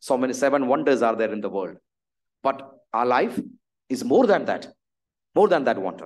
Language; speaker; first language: English; non-native, local second language; Malayalam